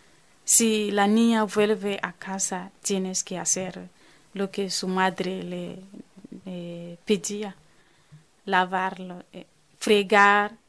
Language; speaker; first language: Spanish; non-native, fluent; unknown